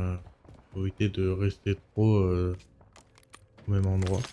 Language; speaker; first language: French; native; French